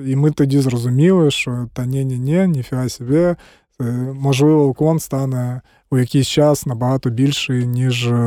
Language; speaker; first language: Ukrainian; non-native, local second language; Russian